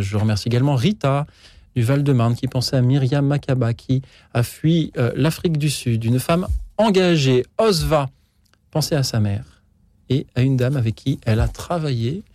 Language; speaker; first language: French; native; French